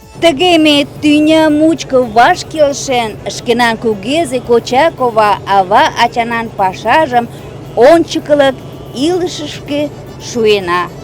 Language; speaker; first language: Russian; non-native, local second language; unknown